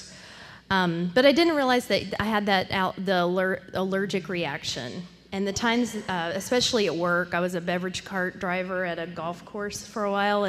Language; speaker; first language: English; native; English